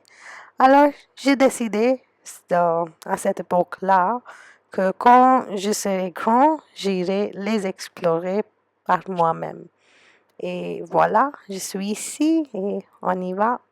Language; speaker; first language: French; non-native, fluent; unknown